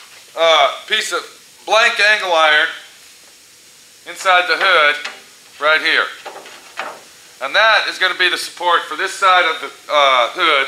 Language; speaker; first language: English; native; English